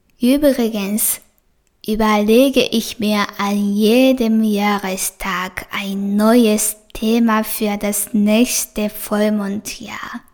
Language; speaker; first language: German; non-native, fluent; Japanese